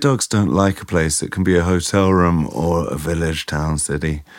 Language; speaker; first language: English; native; English